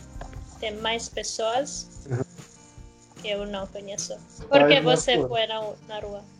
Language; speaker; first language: Portuguese; non-native, learner; Spanish